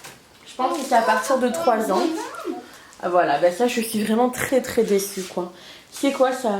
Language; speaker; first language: French; native; French